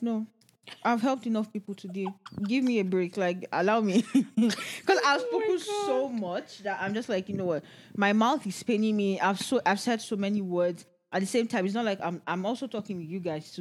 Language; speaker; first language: English; non-native, local second language; Yoruba